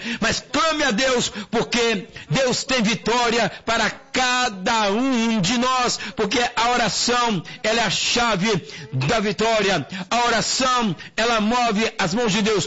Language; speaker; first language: Portuguese; native; Portuguese